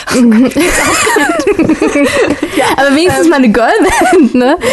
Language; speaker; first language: German; native; German